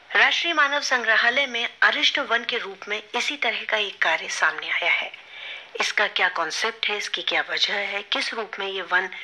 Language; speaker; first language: Hindi; native; Hindi